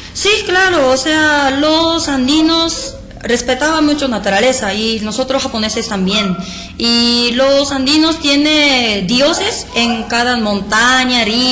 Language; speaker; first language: Spanish; non-native, learner; Japanese